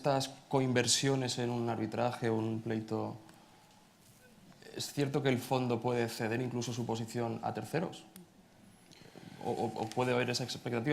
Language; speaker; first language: Spanish; native; Spanish